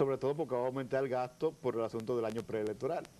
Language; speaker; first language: Spanish; native; Spanish